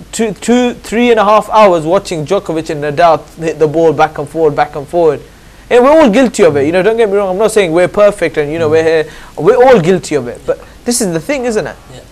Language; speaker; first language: English; native; English